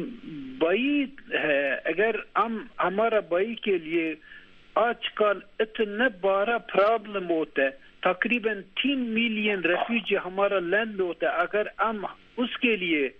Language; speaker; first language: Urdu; non-native, learner; Turkish